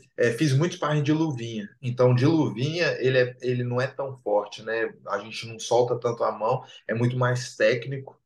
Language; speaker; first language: Portuguese; native; Portuguese